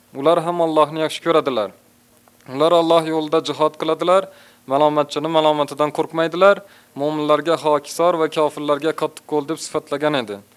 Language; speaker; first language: Uzbek; native; Uzbek